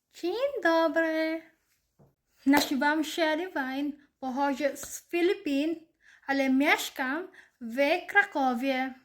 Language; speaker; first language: Polish; non-native, learner; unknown